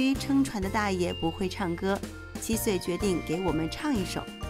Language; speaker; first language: Chinese; native; Chinese